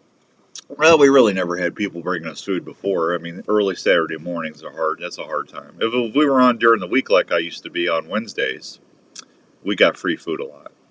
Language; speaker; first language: English; native; English